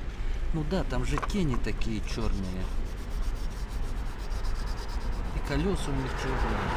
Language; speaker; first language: Russian; native; Russian